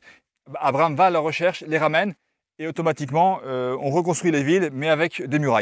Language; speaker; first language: French; native; French